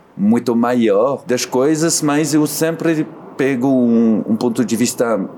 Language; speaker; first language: Portuguese; non-native, fluent; French